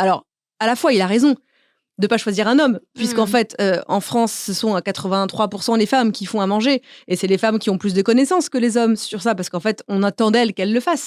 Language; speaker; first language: French; native; French